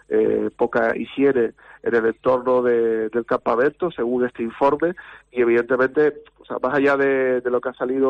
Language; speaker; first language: Spanish; native; Spanish